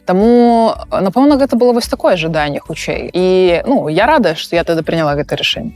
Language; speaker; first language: Belarusian; non-native, local second language; Russian